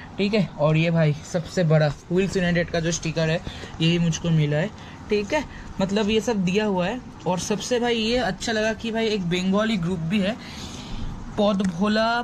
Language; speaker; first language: Hindi; non-native, local second language; Bangla